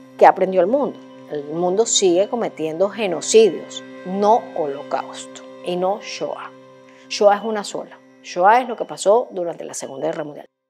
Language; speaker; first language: Spanish; native; Spanish